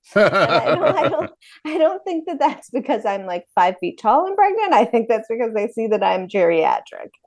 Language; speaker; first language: English; native; English